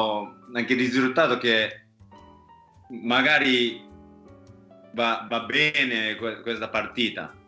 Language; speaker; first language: Italian; non-native, fluent; Japanese